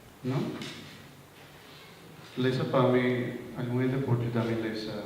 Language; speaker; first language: Spanish; non-native, learner; Papiamento